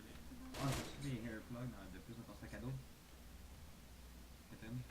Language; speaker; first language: French; native; French